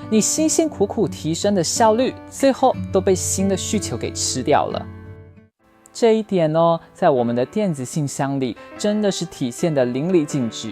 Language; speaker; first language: Chinese; native; Chinese